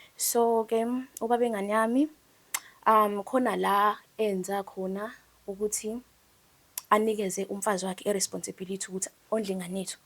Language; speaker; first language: Zulu; native; Zulu